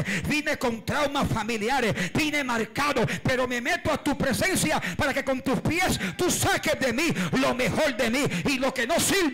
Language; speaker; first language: Spanish; native; Spanish